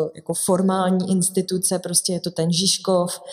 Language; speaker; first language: Czech; native; Czech